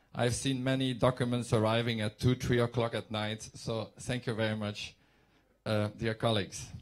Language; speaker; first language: English; non-native, fluent; Dutch